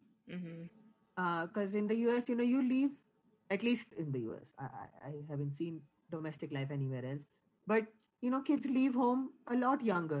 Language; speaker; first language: English; non-native, local second language; Hindi